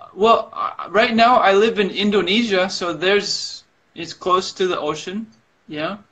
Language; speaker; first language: English; native; English